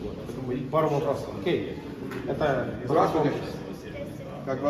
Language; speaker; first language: Russian; non-native, learner; English